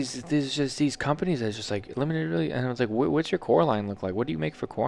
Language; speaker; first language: English; native; English